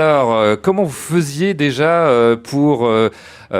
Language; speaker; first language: French; native; French